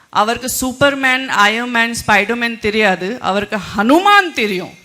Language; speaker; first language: Tamil; non-native, fluent; Gujarati